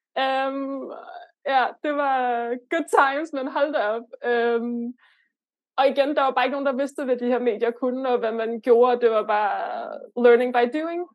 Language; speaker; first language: Danish; early bilingual, other home language; Lithuanian